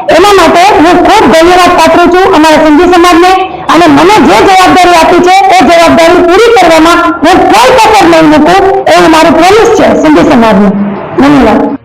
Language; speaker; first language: Gujarati; non-native, local second language; Sindhi